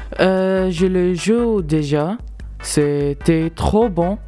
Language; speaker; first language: French; non-native, local second language; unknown